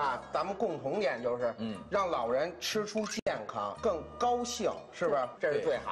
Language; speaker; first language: Chinese; native; Chinese